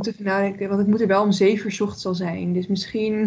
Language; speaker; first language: Dutch; native; Dutch